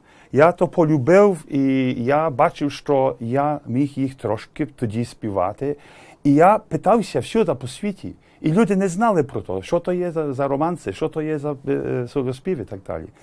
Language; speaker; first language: Ukrainian; early bilingual, heritage; English